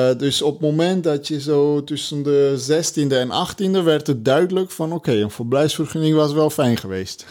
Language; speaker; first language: Dutch; early bilingual, other home language; Armenian